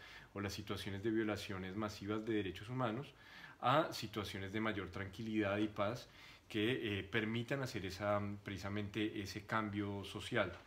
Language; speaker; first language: Spanish; native; Spanish